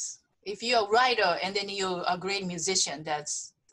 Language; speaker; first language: English; non-native, fluent; Japanese